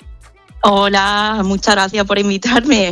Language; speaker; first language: Spanish; non-native, fluent; English